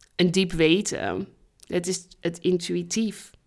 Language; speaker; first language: Dutch; early bilingual, other home language; Spanish